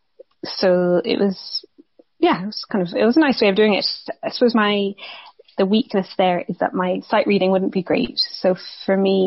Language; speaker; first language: English; native; English